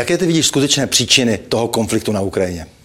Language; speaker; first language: Czech; native; Czech